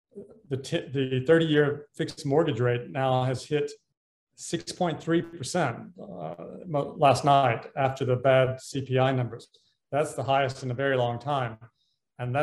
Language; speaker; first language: English; native; English